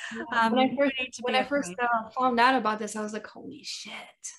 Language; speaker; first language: English; early bilingual, other home language; Russian